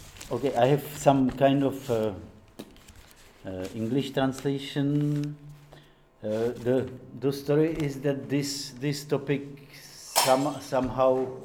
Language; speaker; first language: English; non-native, fluent; Czech